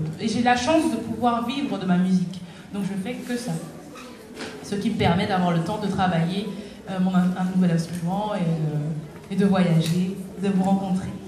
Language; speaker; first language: French; native; French